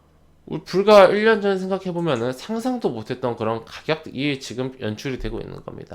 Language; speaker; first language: Korean; native; Korean